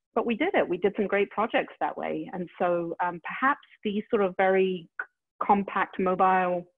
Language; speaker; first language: English; native; English